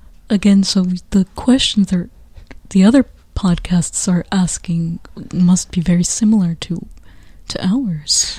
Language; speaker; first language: English; native; English